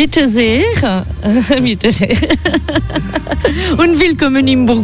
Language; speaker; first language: German; non-native, fluent; French